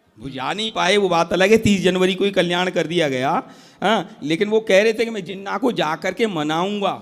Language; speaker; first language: Hindi; native; Hindi